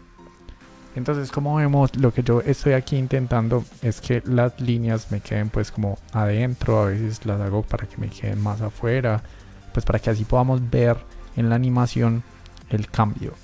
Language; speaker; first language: Spanish; native; Spanish